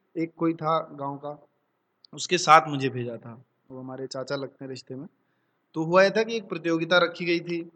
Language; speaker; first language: Hindi; native; Hindi